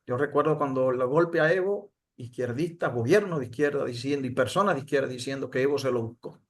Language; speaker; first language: Spanish; native; Spanish